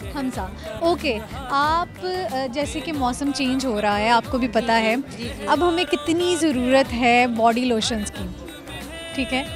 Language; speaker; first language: Urdu; non-native, local second language; Punjabi